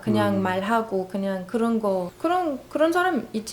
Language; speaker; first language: Korean; non-native, learner; Arabic